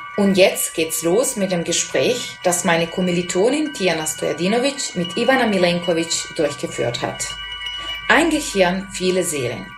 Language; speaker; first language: German; non-native, fluent; Serbian